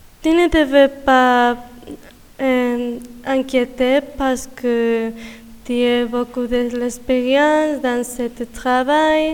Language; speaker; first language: French; non-native, learner; Spanish